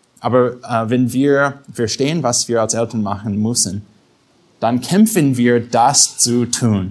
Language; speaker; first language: German; non-native, fluent; English